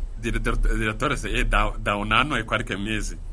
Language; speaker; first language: Spanish; non-native, learner; Kinyarwanda